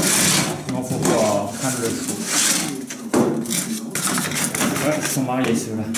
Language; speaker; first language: French; native; French